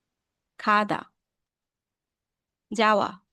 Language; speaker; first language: Korean; non-native, learner; Bangla